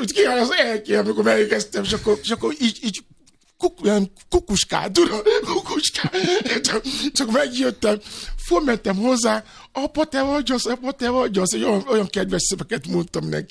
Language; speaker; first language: Hungarian; non-native, fluent; Yoruba